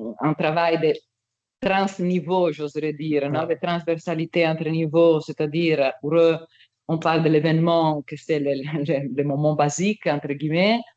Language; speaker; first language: French; non-native, fluent; Italian